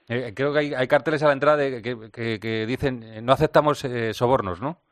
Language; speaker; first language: Spanish; native; Spanish